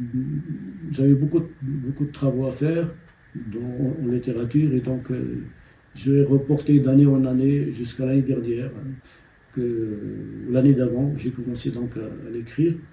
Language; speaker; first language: French; non-native, local second language; Tachelhit